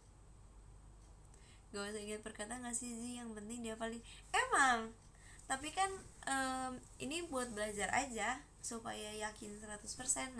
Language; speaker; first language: Indonesian; native; Indonesian